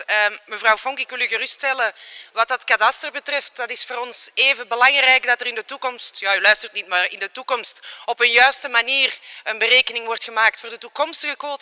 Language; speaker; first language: Dutch; native; Dutch